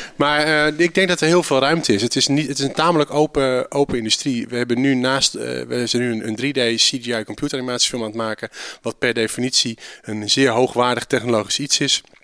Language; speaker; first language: Dutch; native; Dutch